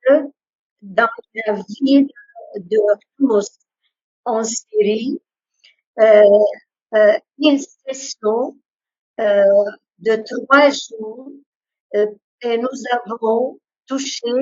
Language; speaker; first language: French; non-native, local second language; Arabic